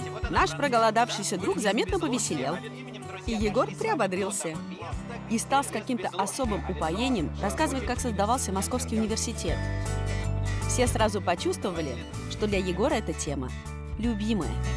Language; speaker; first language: Russian; non-native, fluent; French